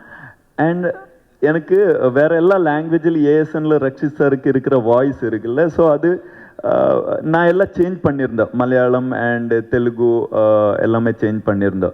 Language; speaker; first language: Tamil; non-native, learner; Kannada